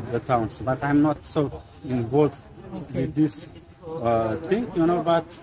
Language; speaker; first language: English; non-native, learner; Slovenian